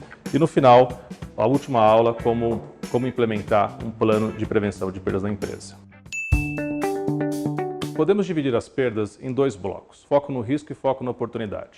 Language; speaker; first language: Portuguese; native; Portuguese